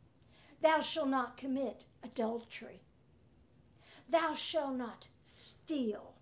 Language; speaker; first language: English; native; English